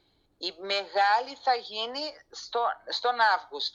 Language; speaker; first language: Greek; early bilingual, heritage; Greek